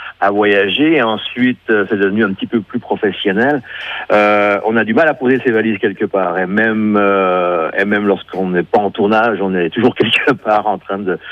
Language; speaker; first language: French; native; French